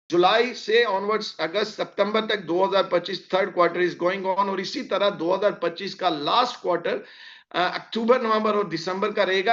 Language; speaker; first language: Hindi; native; Hindi